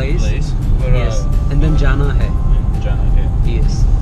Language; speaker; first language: English; non-native, local second language; Hindi